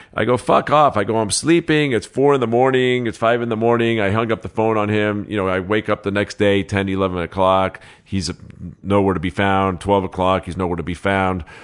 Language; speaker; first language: English; early bilingual, other home language; Spanish